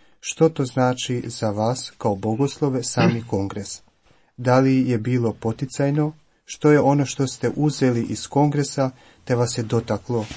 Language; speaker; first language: Croatian; native; Croatian